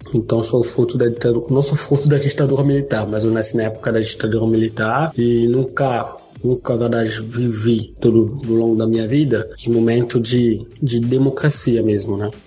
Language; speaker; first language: Portuguese; non-native, fluent; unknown